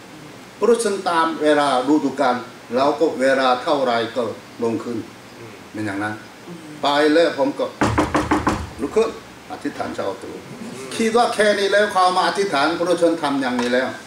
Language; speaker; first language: Thai; non-native, fluent; Korean